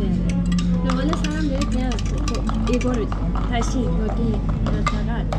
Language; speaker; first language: Korean; non-native, learner; Persian